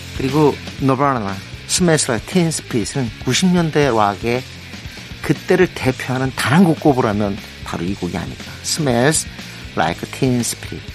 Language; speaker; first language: Korean; native; Korean